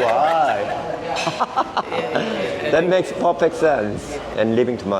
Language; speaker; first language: English; non-native, learner; Korean